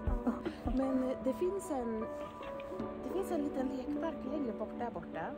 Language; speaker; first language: Swedish; early bilingual, other home language; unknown